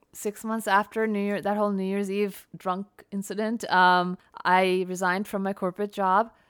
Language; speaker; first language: English; native; English